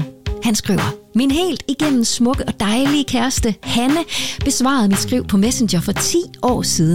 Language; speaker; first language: Danish; native; Danish